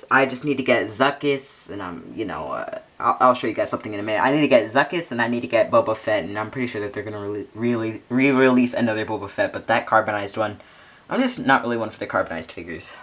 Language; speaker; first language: English; native; English